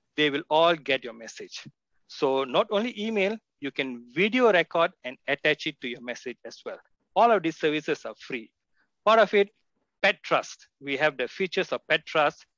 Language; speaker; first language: English; non-native, local second language; Tamil